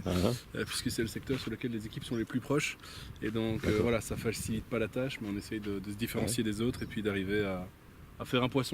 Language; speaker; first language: French; native; French